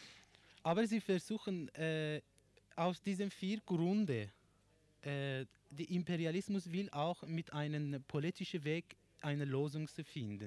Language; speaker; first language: German; non-native, learner; Persian